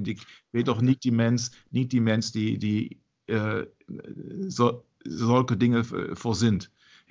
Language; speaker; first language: Dutch; non-native, fluent; German